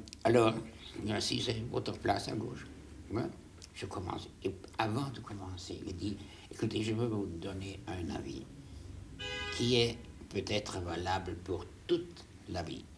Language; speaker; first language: French; non-native, fluent; German